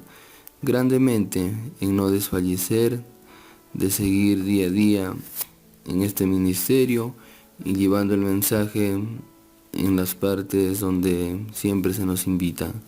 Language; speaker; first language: Spanish; native; Spanish